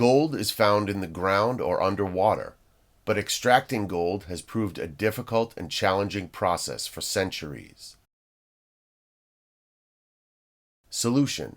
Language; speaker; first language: English; native; English